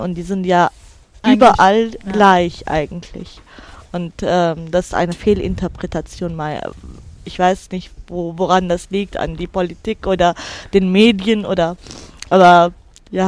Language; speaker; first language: German; non-native, fluent; Arabic